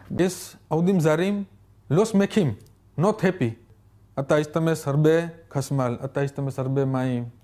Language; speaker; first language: Hebrew; non-native, learner; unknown